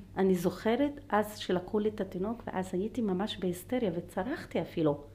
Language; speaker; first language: Hebrew; non-native, local second language; Arabic